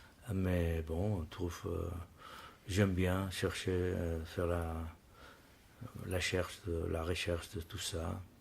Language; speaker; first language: French; non-native, learner; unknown